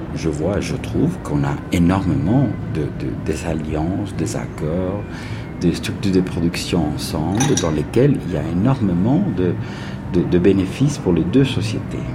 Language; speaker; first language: French; non-native, fluent; Spanish